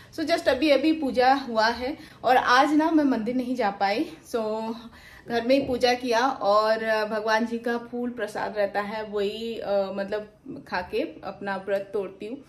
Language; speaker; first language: Hindi; non-native, local second language; Bangla